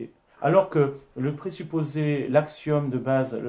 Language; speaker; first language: French; native; French